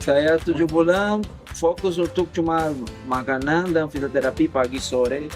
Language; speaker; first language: Indonesian; non-native, fluent; Portuguese